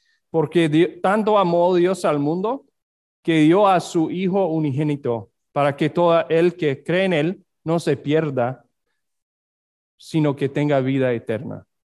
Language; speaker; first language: Spanish; early bilingual, other home language; English